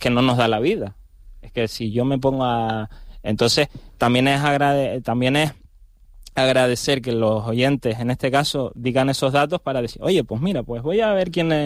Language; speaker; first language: Spanish; native; Spanish